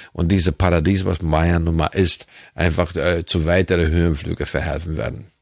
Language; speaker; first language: German; non-native, fluent; Hungarian